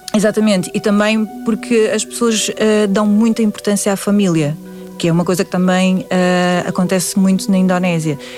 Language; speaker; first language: Portuguese; early bilingual, other home language; Indonesian